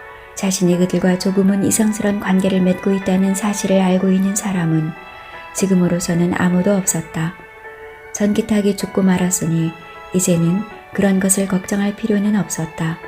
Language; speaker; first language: Korean; native; Korean